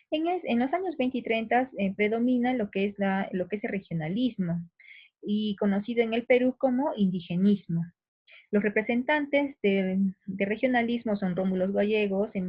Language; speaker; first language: Spanish; native; Spanish